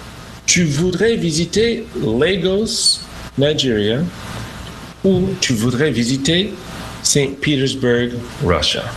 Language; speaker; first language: French; non-native, fluent; English